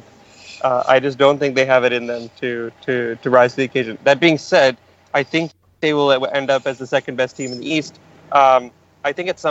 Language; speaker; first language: English; native; English